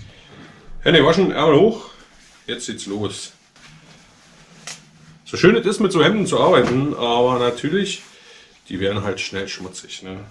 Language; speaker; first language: German; native; German